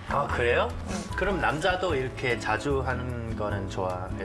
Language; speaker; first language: Korean; non-native, fluent; English